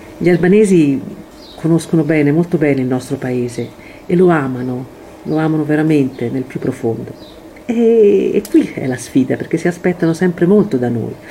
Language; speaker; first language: Italian; native; Italian